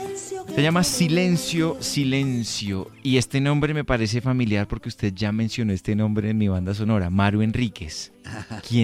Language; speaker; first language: Spanish; native; Spanish